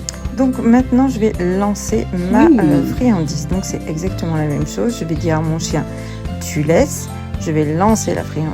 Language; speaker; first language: French; native; French